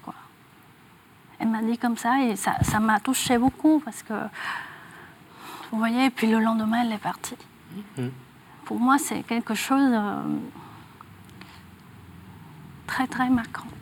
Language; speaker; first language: French; non-native, fluent; Vietnamese